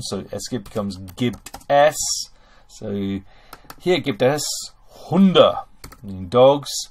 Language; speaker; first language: German; non-native, fluent; English